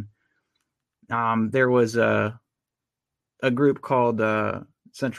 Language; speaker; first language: English; native; English